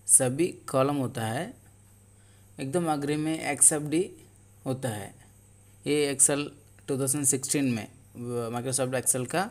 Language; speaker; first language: Hindi; non-native, local second language; Tamil